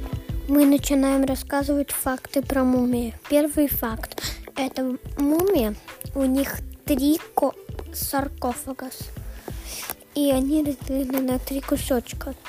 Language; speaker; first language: Russian; early bilingual, heritage; Russian